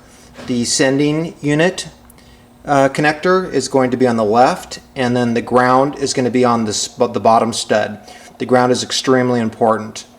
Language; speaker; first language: English; native; English